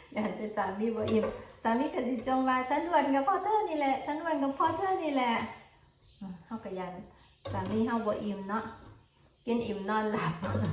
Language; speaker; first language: Thai; native; Thai